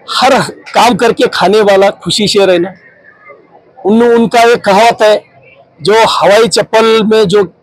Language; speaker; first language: Hindi; non-native, local second language; Kannada